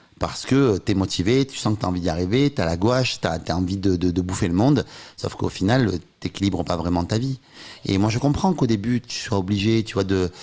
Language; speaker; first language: French; native; French